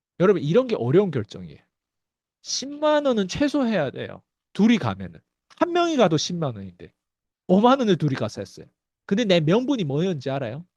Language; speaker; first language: Korean; native; Korean